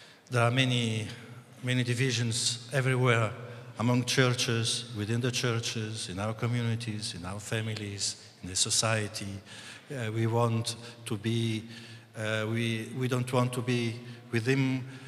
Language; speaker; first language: English; non-native, fluent; Italian